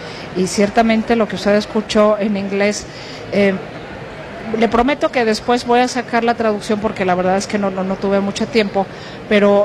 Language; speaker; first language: Spanish; native; Spanish